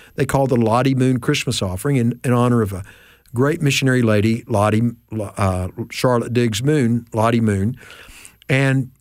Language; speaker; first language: English; native; English